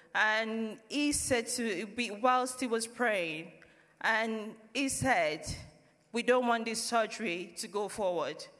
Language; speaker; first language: English; non-native, local second language; Yoruba